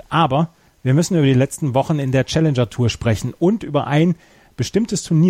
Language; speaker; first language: German; native; German